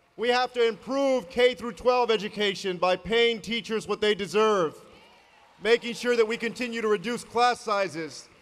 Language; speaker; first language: English; native; English